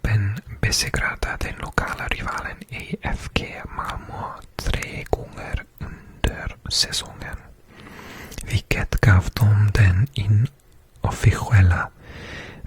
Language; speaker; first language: Swedish; non-native, fluent; English